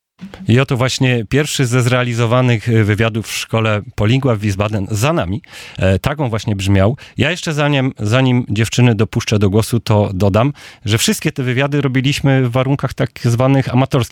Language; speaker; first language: Polish; native; Polish